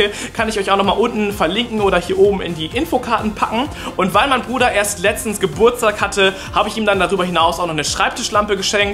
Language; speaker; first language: German; native; German